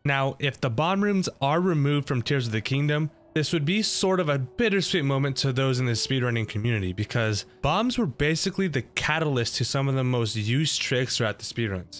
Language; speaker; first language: English; native; English